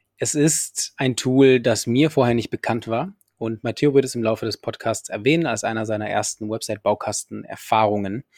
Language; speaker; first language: German; non-native, fluent; Spanish